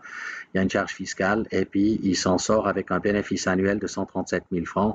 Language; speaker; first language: French; native; French